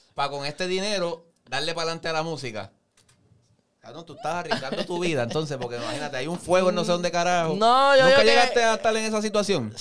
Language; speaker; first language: Spanish; native; Spanish